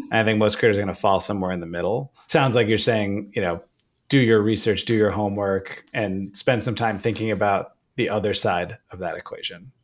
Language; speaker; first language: English; early bilingual, other home language; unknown